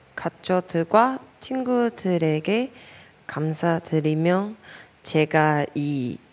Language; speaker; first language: Korean; non-native, learner; Chinese